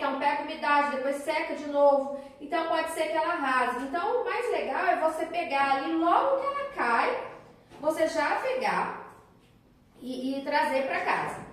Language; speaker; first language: Portuguese; native; Portuguese